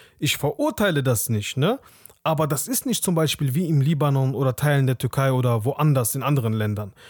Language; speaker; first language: German; early bilingual, other home language; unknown